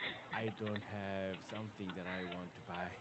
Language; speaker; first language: English; non-native, learner; Korean